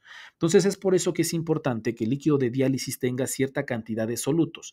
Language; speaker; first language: Spanish; native; Spanish